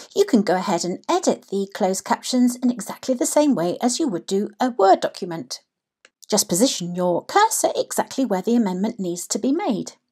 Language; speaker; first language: English; native; English